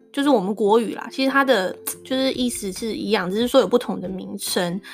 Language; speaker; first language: Chinese; non-native, local second language; Min Nan Chinese